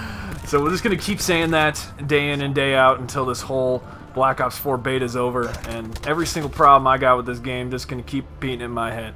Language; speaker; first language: English; native; English